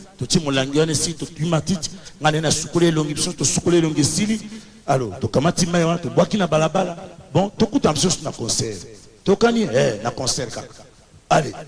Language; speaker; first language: Lingala; native; Lingala